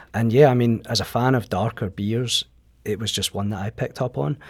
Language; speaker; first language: English; native; English